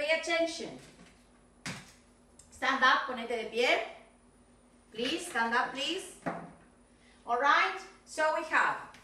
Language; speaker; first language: English; non-native, fluent; Spanish